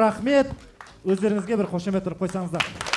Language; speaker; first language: Kazakh; native; Kazakh